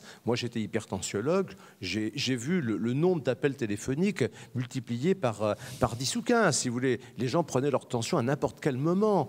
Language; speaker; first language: French; native; French